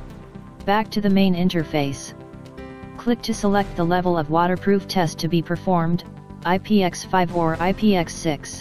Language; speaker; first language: English; non-native, fluent; Chinese